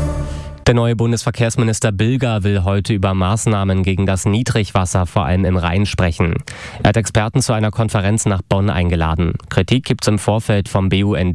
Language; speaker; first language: German; native; German